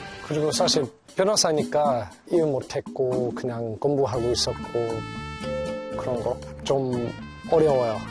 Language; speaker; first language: Korean; non-native, learner; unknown